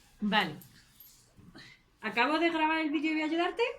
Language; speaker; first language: Spanish; native; Spanish